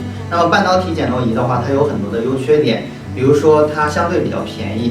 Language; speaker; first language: Chinese; native; Chinese